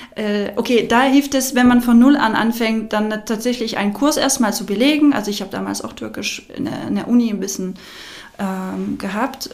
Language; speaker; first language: German; non-native, fluent; French